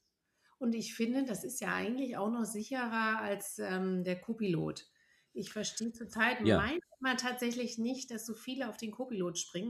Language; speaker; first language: German; native; German